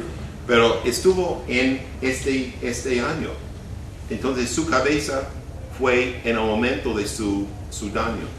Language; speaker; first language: Spanish; non-native, fluent; English